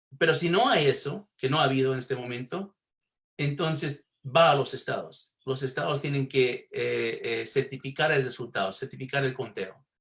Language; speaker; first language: Spanish; early bilingual, heritage; Spanish